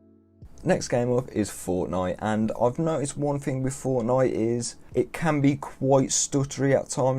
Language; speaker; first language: English; native; English